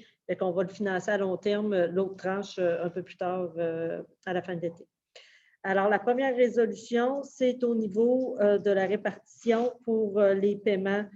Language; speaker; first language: French; native; French